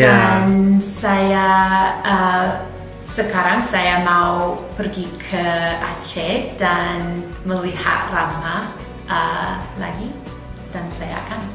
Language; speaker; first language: Indonesian; non-native, learner; English